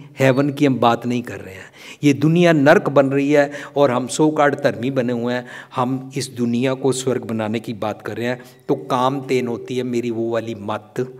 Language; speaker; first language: Hindi; non-native, local second language; Punjabi